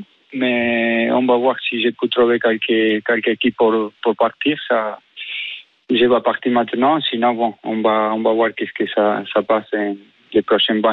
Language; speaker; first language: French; non-native, fluent; Spanish